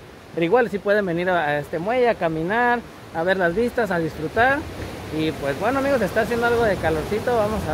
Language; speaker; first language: Spanish; native; Spanish